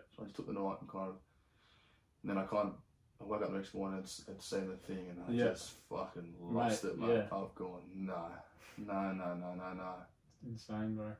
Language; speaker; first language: English; native; English